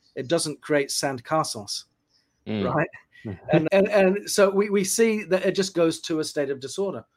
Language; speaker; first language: English; native; English